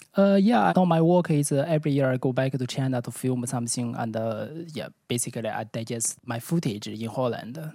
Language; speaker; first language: English; non-native, learner; Chinese